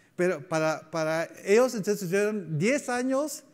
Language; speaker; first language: Spanish; early bilingual, heritage; Spanish